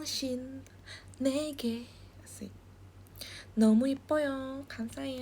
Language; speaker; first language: Korean; non-native, learner; Indonesian